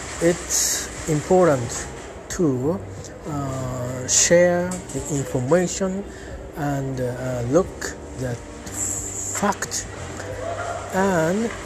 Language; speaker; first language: English; non-native, learner; Japanese